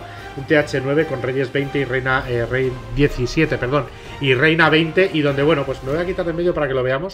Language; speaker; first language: Spanish; native; Spanish